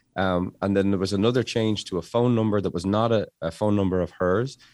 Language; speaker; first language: English; native; English